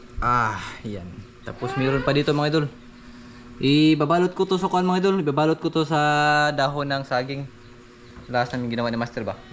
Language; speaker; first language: Filipino; non-native, local second language; Cebuano